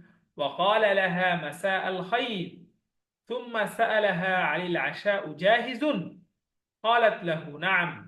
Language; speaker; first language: Arabic; non-native, fluent; Bangla